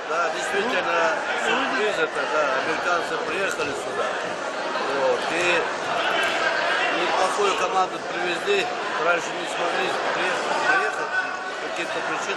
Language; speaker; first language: Russian; non-native, local second language; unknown